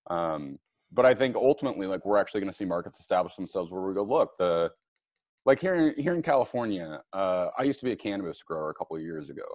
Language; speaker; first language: English; native; English